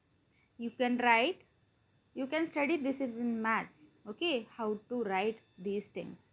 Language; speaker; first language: English; non-native, local second language; Marathi